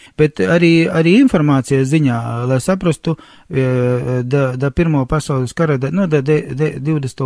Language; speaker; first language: Latvian; native; Latvian